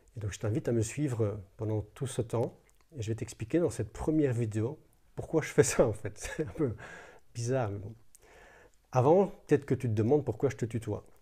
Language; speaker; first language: French; native; French